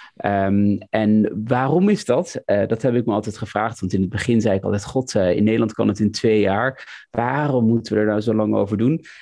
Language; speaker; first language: Dutch; native; Dutch